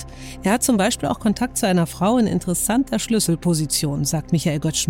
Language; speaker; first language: German; native; German